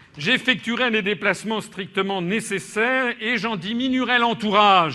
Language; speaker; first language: French; native; French